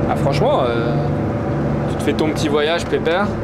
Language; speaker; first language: French; native; French